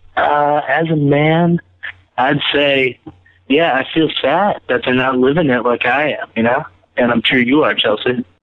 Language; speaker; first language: English; native; English